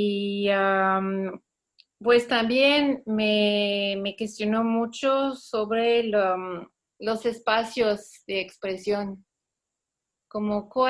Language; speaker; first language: Spanish; non-native, fluent; French